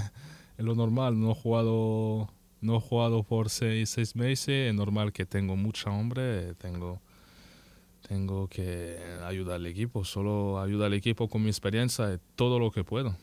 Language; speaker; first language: Spanish; non-native, learner; French